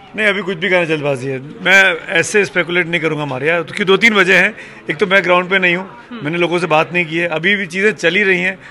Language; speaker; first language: Hindi; native; Hindi